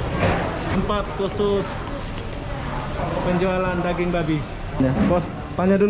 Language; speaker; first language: Malay; native; Malay